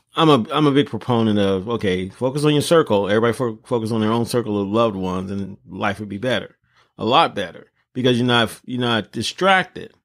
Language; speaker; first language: English; native; English